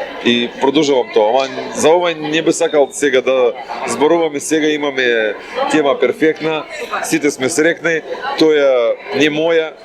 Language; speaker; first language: Macedonian; non-native, fluent; Russian